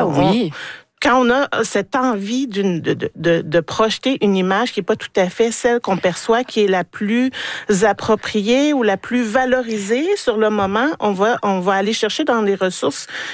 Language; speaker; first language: French; native; French